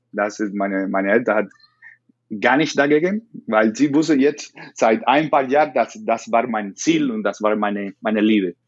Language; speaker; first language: German; non-native, learner; Spanish